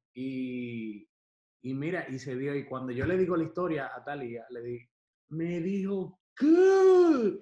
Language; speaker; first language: Spanish; native; Spanish